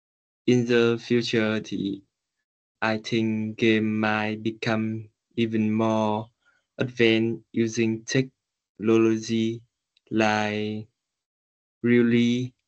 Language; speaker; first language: English; non-native, learner; Vietnamese